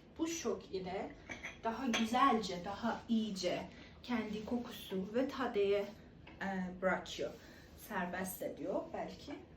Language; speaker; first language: Turkish; non-native, learner; Persian